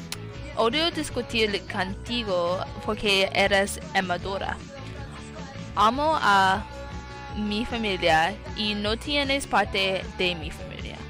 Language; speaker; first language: Spanish; non-native, learner; English